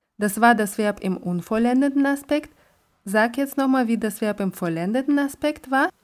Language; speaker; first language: German; non-native, fluent; Russian